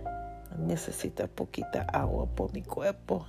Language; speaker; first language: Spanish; non-native, learner; English